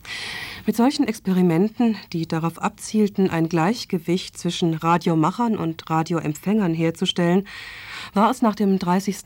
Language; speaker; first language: German; native; German